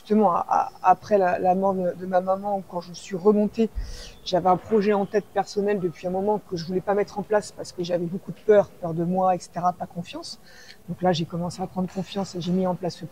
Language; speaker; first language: French; native; French